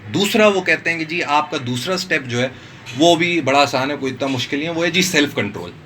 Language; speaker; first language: Urdu; non-native, local second language; Northern Hindko